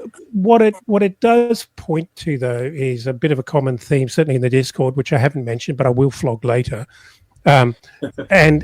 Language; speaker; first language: English; native; English